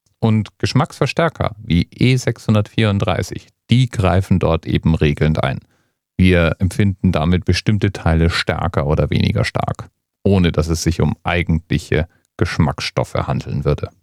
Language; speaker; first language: German; native; German